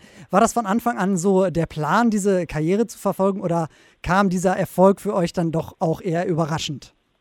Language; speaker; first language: German; native; German